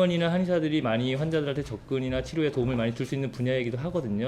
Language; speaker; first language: Korean; native; Korean